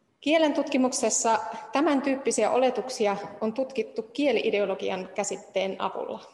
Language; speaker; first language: Finnish; non-native, fluent; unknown